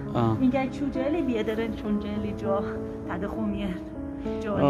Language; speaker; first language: Chinese; non-native, learner; Persian